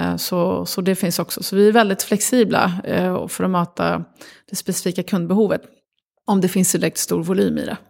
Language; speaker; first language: Swedish; early bilingual, other home language; Arabic